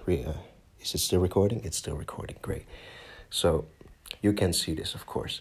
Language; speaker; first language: English; non-native, fluent; Dutch